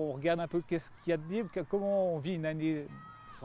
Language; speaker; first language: French; native; French